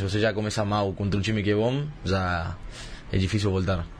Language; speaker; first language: Portuguese; early bilingual, heritage; Spanish